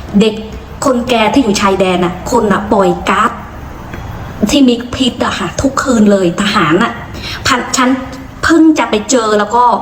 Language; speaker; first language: Thai; non-native, fluent; Khmer